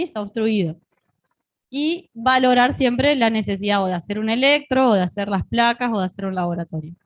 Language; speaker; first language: Spanish; native; Spanish